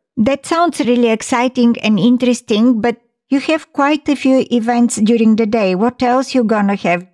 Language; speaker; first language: English; non-native, fluent; Bulgarian